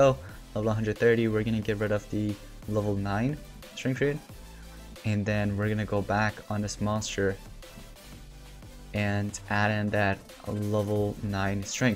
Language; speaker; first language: English; native; English